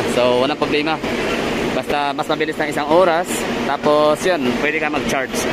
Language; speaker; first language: Filipino; non-native, local second language; Cebuano